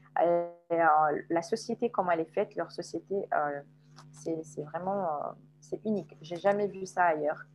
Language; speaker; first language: French; non-native, local second language; Arabic